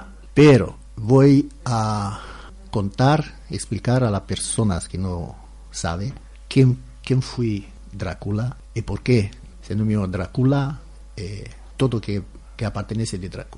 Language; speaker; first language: Spanish; non-native, learner; Romanian